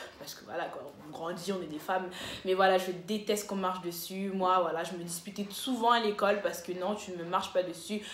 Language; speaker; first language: French; early bilingual, other home language; Lingala